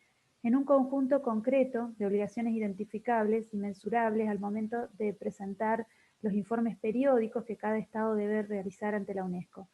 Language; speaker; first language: Spanish; native; Spanish